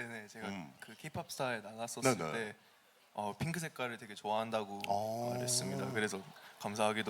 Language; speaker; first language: Korean; early bilingual, heritage; Korean